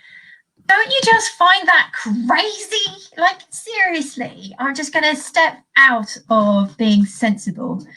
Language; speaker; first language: English; native; English